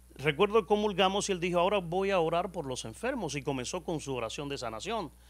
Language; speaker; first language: Spanish; native; Spanish